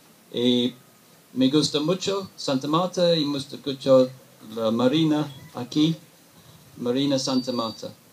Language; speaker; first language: Spanish; non-native, learner; English